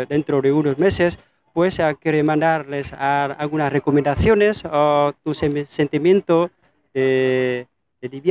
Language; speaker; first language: Spanish; non-native, fluent; Vietnamese